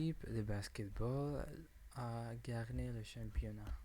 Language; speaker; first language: French; non-native, learner; English